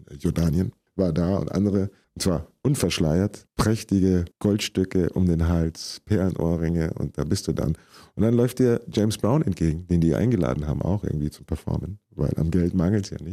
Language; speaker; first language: German; early bilingual, other home language; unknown